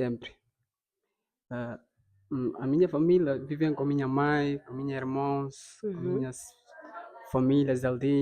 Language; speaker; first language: Portuguese; non-native, local second language; Fula